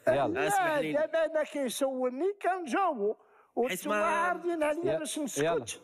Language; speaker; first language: Arabic; native; Arabic